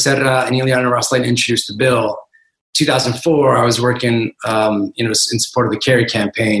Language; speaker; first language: English; native; English